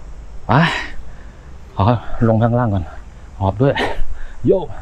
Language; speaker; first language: Thai; native; Thai